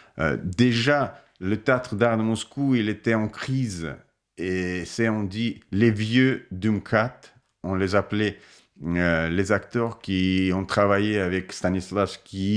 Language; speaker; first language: French; non-native, fluent; Russian